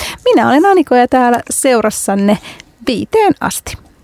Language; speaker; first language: Finnish; native; Finnish